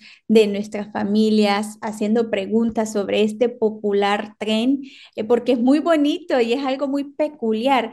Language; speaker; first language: Spanish; native; Spanish